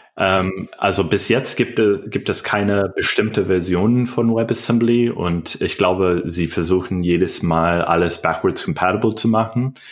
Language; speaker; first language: German; non-native, learner; English